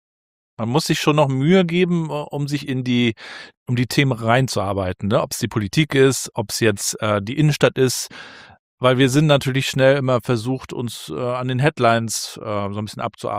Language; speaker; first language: German; native; German